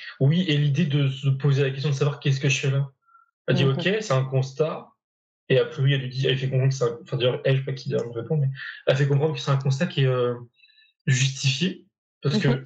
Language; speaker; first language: French; native; French